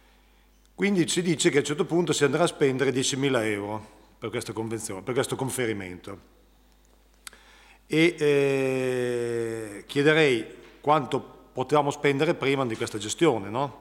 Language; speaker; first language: Italian; native; Italian